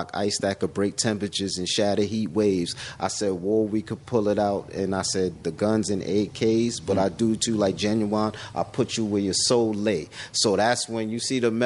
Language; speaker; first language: English; native; English